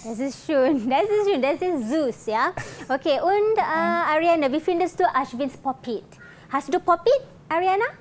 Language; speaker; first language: German; non-native, fluent; Malay